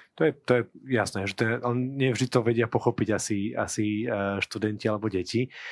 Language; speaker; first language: Slovak; native; Slovak